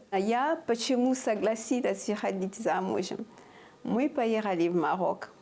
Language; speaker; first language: Russian; non-native, fluent; French